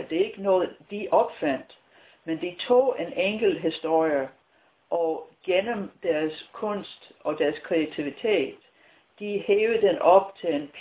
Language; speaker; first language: Danish; non-native, fluent; English